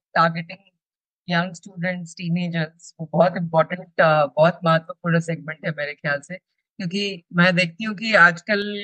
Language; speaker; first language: Hindi; non-native, local second language; Telugu